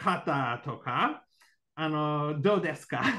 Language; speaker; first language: Japanese; non-native, learner; English